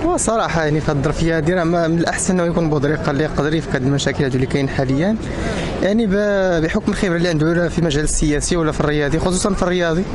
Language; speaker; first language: Arabic; native; Arabic